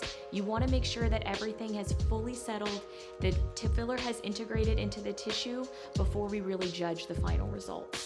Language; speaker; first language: English; native; English